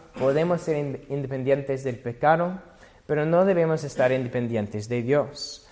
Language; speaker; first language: Spanish; non-native, fluent; English